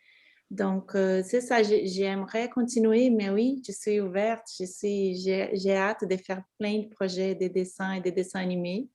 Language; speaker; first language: French; non-native, fluent; Portuguese